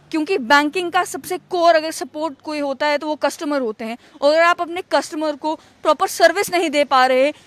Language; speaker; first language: Hindi; native; Hindi